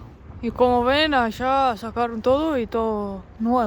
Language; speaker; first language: Spanish; non-native, fluent; Polish